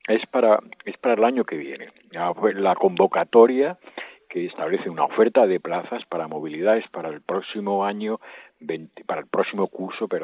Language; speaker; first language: Spanish; native; Spanish